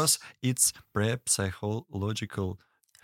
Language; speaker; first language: English; non-native, learner; Russian